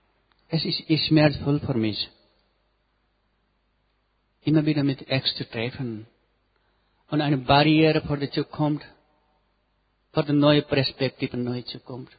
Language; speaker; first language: German; non-native, learner; Nepali